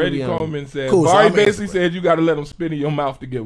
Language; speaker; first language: English; native; English